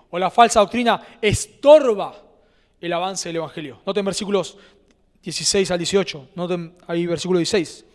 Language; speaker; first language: Spanish; native; Spanish